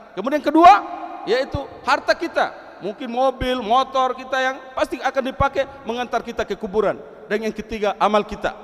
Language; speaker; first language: Indonesian; non-native, local second language; Tetum